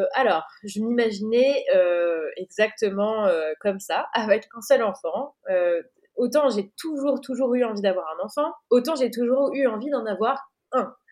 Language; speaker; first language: French; native; French